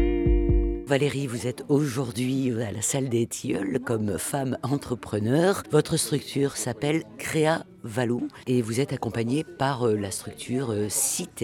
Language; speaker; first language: French; native; French